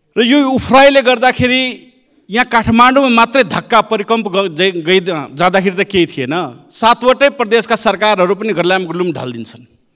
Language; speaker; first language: Nepali; native; Nepali